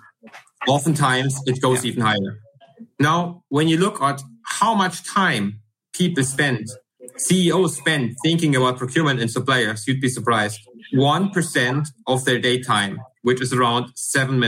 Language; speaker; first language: English; non-native, fluent; German